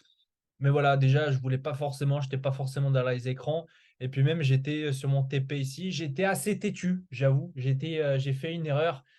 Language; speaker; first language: French; native; French